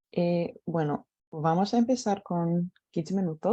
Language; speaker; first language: Spanish; non-native, learner; English